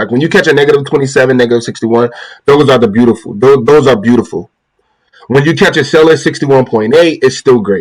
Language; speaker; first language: English; native; English